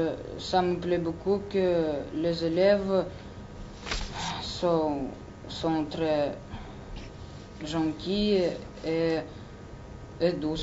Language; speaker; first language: French; non-native, learner; Russian